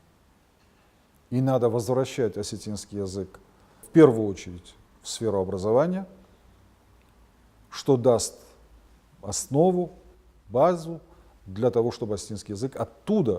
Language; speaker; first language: Russian; non-native, local second language; Ossetic